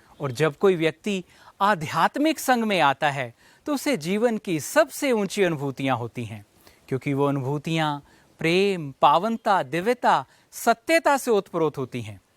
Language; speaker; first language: Hindi; native; Hindi